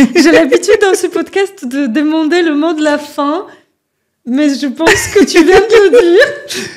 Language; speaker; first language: French; non-native, fluent; Polish